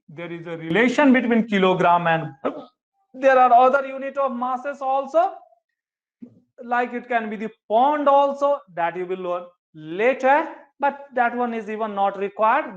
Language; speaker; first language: English; non-native, local second language; Hindi